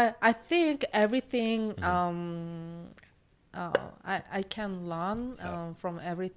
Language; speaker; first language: English; non-native, learner; Korean